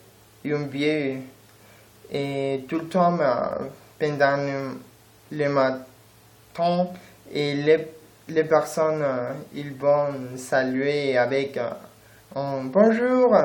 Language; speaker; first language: French; non-native, learner; Spanish